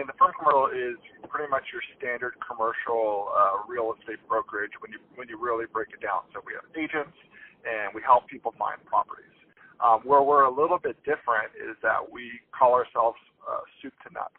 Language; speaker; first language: English; native; English